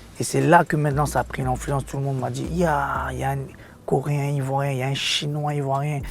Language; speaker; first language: French; non-native, local second language; Korean